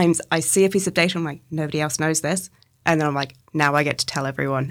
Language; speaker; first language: English; native; English